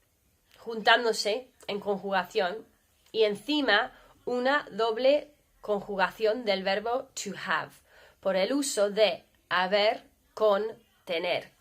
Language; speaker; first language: Spanish; non-native, fluent; English